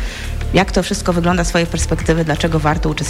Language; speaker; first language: Polish; native; Polish